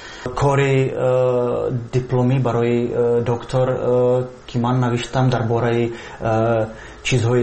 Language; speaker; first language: Persian; non-native, fluent; Czech